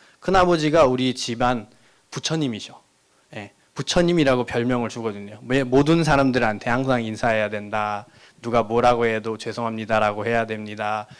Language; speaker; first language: Korean; non-native, fluent; Nepali